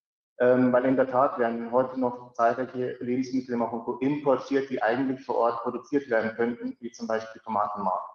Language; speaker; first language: German; native; German